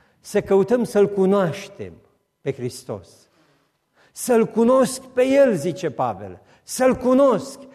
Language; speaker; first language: Romanian; native; Romanian